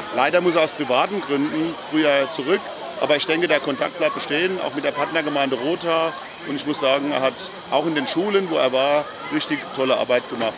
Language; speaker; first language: German; native; German